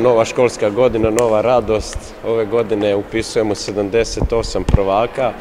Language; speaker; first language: Croatian; native; Croatian